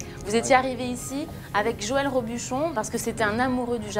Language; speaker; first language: French; native; French